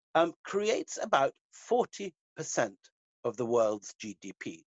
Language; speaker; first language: English; native; English